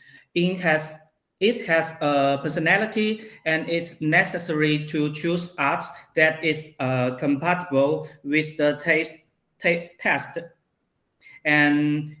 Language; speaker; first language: English; non-native, learner; Chinese